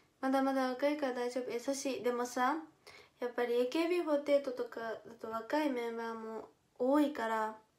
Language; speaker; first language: Japanese; native; Japanese